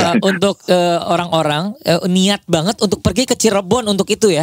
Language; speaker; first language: Indonesian; native; Indonesian